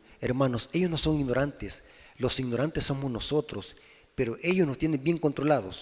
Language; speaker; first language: Spanish; native; Spanish